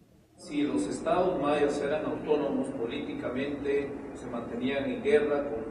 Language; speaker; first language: Spanish; native; Spanish